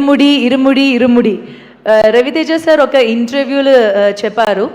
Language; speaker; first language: Telugu; non-native, learner; Malayalam